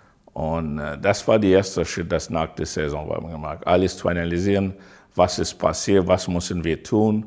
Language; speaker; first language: German; non-native, fluent; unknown